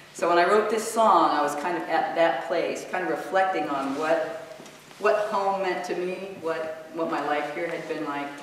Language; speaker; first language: English; native; English